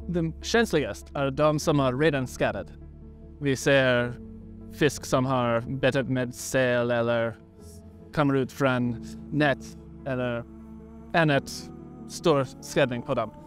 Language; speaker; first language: Swedish; non-native, learner; English